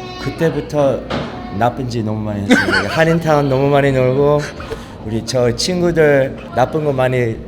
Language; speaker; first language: Korean; early bilingual, heritage; Korean